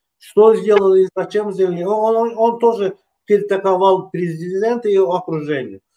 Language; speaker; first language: Russian; non-native, local second language; Azerbaijani